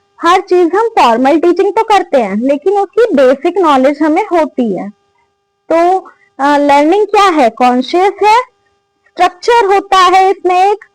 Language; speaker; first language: Hindi; native; Hindi